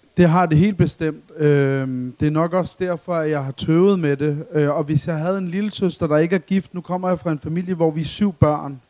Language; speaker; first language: Danish; early bilingual, other home language; Arabic